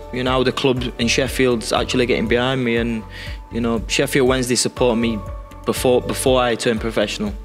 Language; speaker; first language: English; native; English